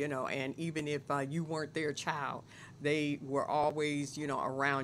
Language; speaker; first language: English; native; English